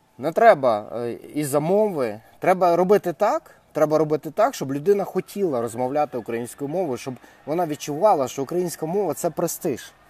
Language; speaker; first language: Ukrainian; non-native, local second language; Russian